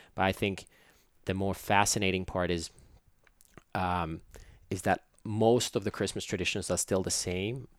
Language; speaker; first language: English; non-native, fluent; Finnish